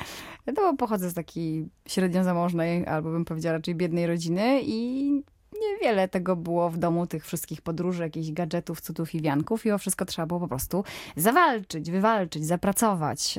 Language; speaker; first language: Polish; native; Polish